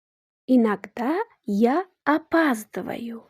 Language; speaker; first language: Russian; non-native, fluent; Uzbek